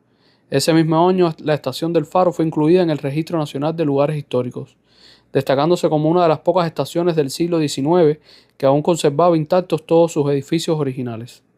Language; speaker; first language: Spanish; native; Spanish